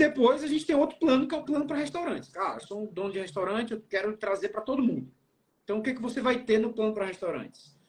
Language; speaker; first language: Portuguese; native; Portuguese